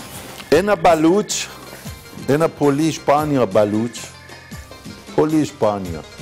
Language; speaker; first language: Greek; non-native, learner; Persian